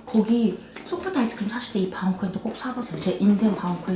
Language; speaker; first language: Korean; native; Korean